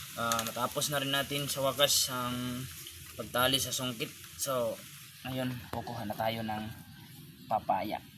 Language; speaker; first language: Filipino; non-native, local second language; Waray